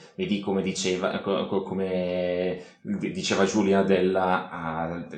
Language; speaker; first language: Italian; native; Italian